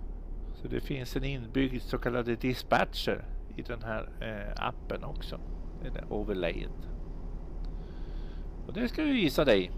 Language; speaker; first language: Swedish; native; Swedish